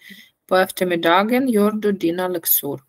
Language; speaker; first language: Swedish; non-native, learner; Russian